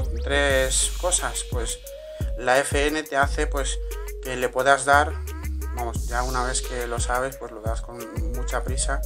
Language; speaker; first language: Spanish; native; Spanish